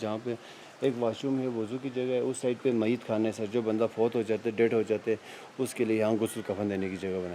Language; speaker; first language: Hindi; non-native, local second language; Balti